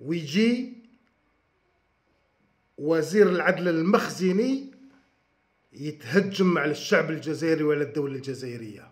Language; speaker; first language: Arabic; native; Arabic